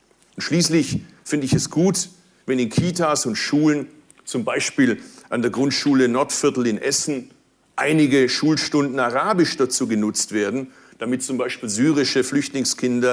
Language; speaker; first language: German; early bilingual, other home language; Turkish